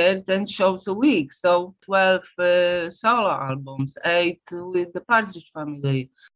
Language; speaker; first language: English; non-native, fluent; Polish